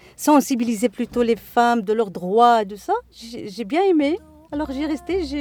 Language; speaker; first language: French; non-native, local second language; Arabic